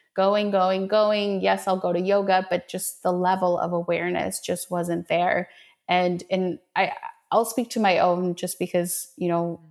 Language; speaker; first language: English; native; English